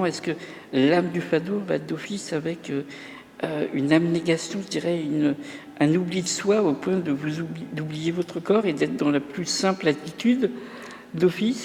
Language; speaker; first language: French; native; French